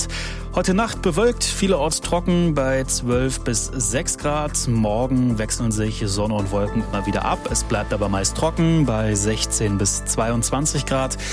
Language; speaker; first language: German; native; German